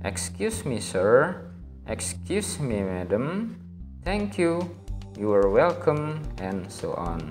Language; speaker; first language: English; non-native, fluent; Indonesian